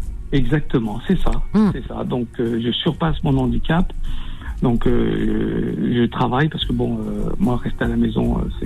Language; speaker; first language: French; native; French